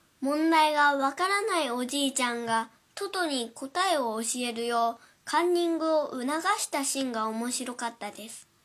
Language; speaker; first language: Japanese; non-native, learner; Chinese